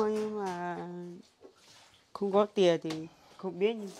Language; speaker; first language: Vietnamese; non-native, local second language; Hmong